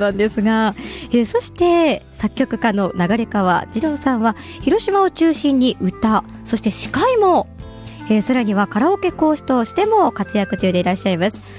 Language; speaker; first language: Japanese; native; Japanese